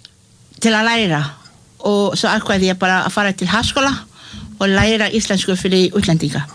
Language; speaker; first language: Icelandic; non-native, fluent; English